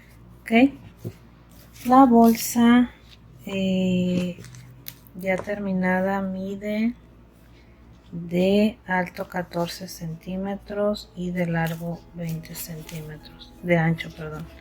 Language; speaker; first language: Spanish; native; Spanish